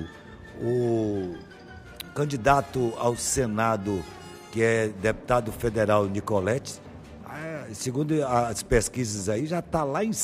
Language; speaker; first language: Portuguese; native; Portuguese